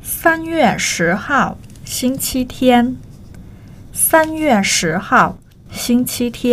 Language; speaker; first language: Chinese; non-native, fluent; Thai